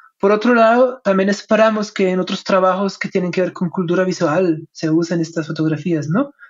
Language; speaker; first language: Spanish; non-native, fluent; German